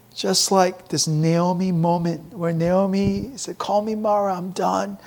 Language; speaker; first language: English; early bilingual, other home language; Korean